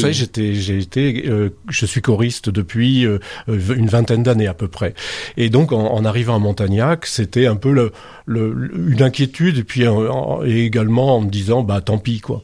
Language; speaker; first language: French; native; French